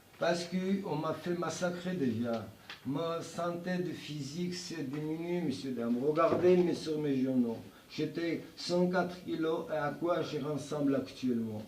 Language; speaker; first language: French; non-native, learner; Georgian